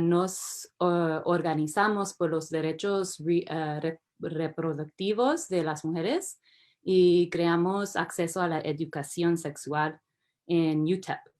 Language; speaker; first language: Spanish; early bilingual, heritage; English